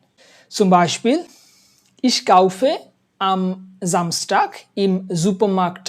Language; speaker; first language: German; non-native, fluent; Bangla